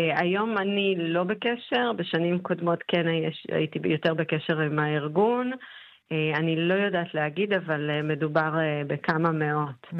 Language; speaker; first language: Hebrew; early bilingual, other home language; Spanish